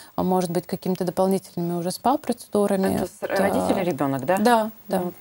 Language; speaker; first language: Russian; native; Russian